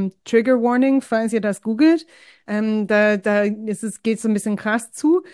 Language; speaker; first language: German; non-native, fluent; English